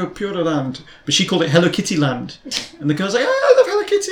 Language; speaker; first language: English; native; English